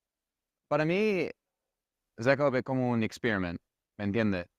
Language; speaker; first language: Spanish; non-native, fluent; English